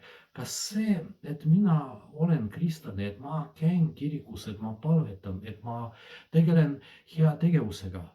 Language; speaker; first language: Estonian; non-native, fluent; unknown